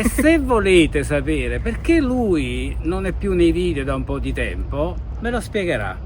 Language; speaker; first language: Italian; non-native, fluent; English